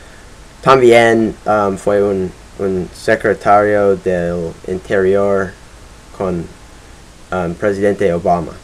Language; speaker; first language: Spanish; non-native, learner; English